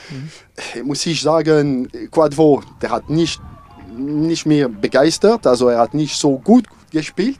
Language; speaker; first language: German; non-native, fluent; French